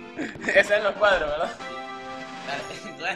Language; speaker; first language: Spanish; native; Spanish